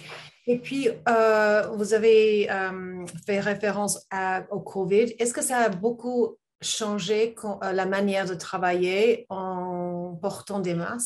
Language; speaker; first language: French; non-native, learner; English